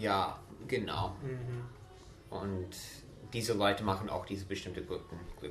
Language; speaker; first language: German; non-native, fluent; English